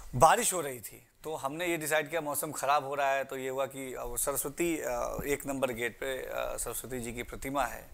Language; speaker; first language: Hindi; native; Hindi